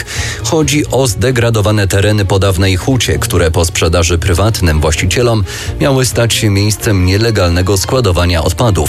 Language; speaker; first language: Polish; native; Polish